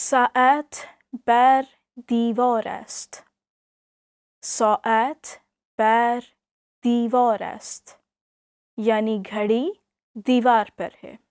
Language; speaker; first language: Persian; non-native, fluent; Urdu